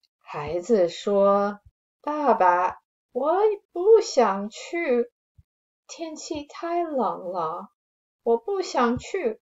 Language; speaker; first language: Chinese; non-native, fluent; English